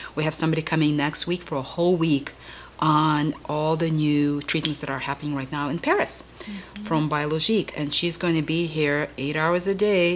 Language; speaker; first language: English; non-native, fluent; Russian